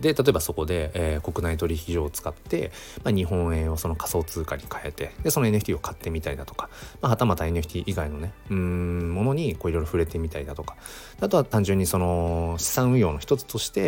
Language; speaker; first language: Japanese; native; Japanese